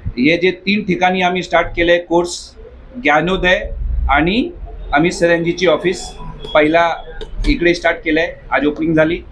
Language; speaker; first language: Marathi; non-native, local second language; Hindi